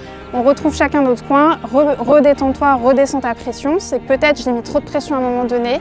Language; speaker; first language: French; native; French